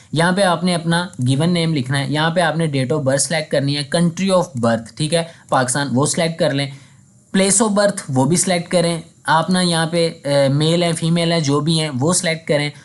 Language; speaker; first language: Urdu; non-native, local second language; Punjabi